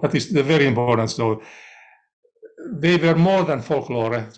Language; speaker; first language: English; non-native, fluent; Finnish